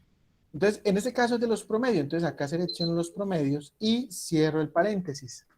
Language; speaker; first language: Spanish; native; Spanish